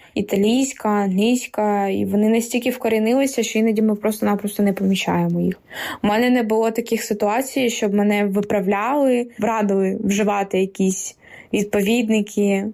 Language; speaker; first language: Ukrainian; native; Ukrainian